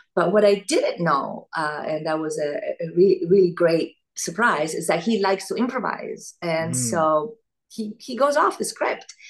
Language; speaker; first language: English; non-native, fluent; Italian